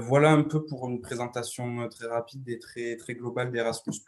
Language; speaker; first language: French; native; French